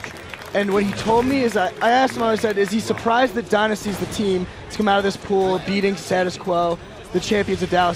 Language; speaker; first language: English; native; English